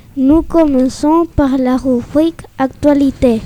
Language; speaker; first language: French; non-native, learner; Spanish